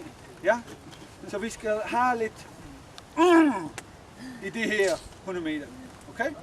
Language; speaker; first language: Danish; non-native, fluent; English